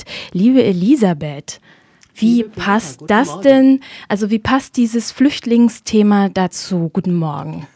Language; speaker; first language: German; native; German